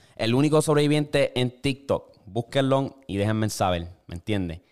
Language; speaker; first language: Spanish; native; Spanish